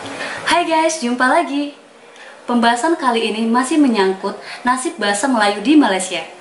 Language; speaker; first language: Indonesian; native; Indonesian